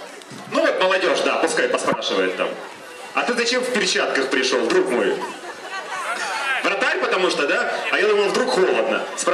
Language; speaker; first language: Russian; native; Russian